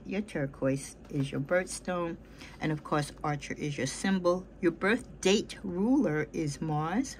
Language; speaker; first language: English; native; English